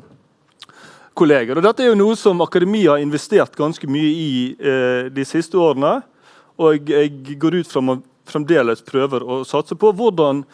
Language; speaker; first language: Norwegian; native; Norwegian